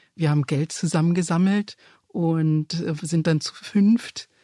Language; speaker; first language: German; early bilingual, other home language; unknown